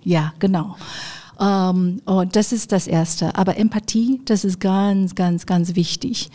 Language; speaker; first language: German; non-native, fluent; Chinese